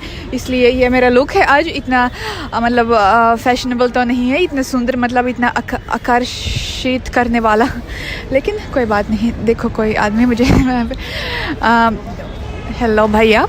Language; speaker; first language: Hindi; non-native, fluent; Russian